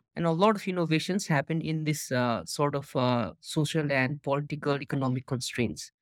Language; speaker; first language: English; non-native, local second language; Nepali